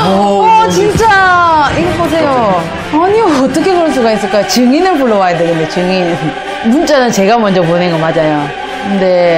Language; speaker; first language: Korean; native; Korean